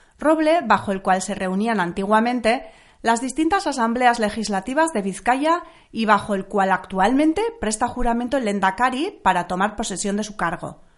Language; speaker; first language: Spanish; non-native, local second language; Basque